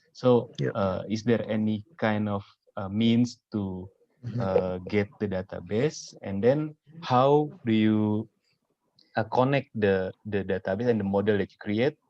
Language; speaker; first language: English; non-native, fluent; Indonesian